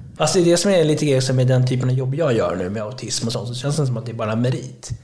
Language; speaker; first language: Swedish; early bilingual, other home language; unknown